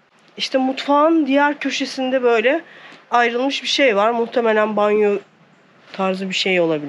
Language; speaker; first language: Turkish; native; Turkish